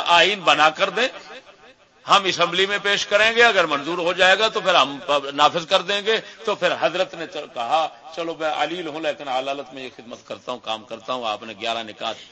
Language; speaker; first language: Urdu; non-native, local second language; Punjabi